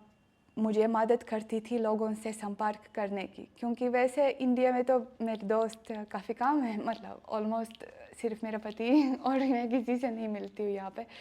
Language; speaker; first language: Hindi; non-native, learner; Russian